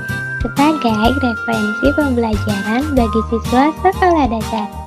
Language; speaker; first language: Indonesian; native; Indonesian